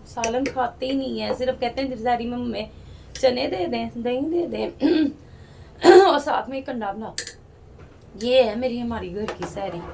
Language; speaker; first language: Urdu; non-native, local second language; Punjabi